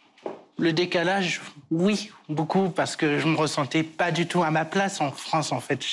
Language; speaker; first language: French; early bilingual, other home language; Portuguese